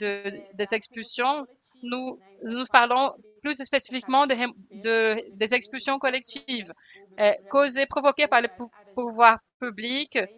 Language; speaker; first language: French; non-native, fluent; Portuguese